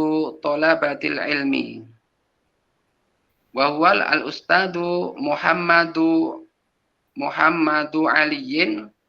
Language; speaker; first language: Arabic; non-native, learner; Indonesian